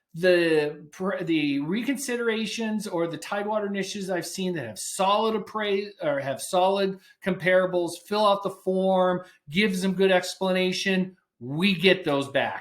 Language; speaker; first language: English; native; English